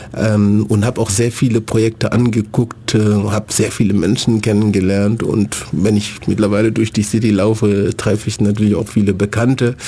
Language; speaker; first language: German; non-native, fluent; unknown